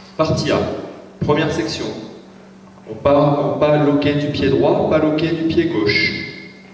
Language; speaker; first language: French; native; French